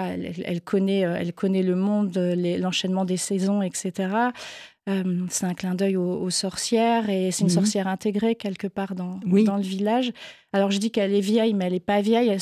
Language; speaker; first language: French; native; French